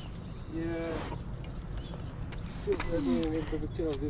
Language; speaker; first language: English; non-native, learner; Hindi